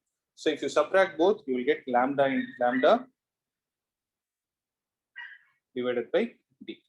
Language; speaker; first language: English; non-native, local second language; Tamil